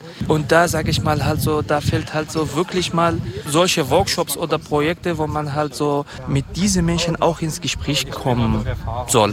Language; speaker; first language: German; non-native, fluent; Kurdish